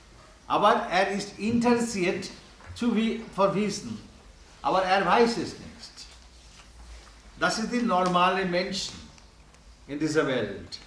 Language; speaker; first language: German; non-native, learner; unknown